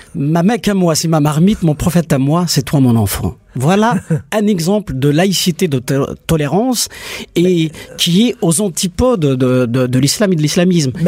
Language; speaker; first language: French; non-native, local second language; Kabyle